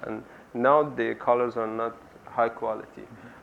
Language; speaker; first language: English; non-native, learner; Persian